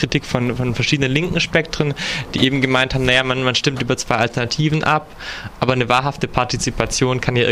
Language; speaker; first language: German; native; German